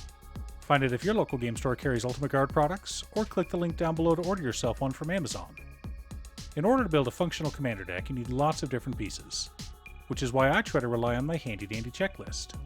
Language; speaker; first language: English; native; English